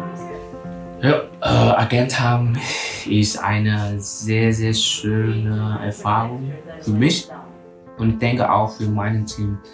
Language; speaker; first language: German; non-native, fluent; Vietnamese